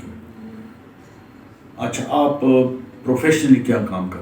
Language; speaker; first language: Urdu; native; Urdu